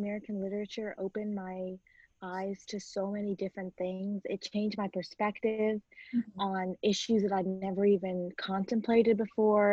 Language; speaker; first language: English; native; English